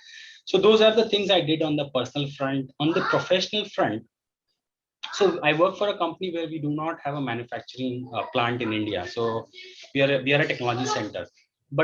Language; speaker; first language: English; non-native, local second language; Hindi